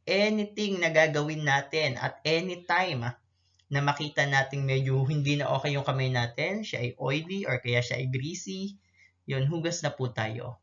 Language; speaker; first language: Filipino; native; Filipino